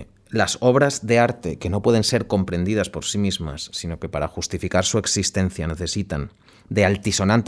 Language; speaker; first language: Spanish; native; Spanish